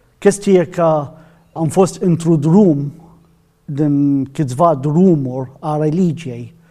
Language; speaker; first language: Romanian; non-native, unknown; Arabic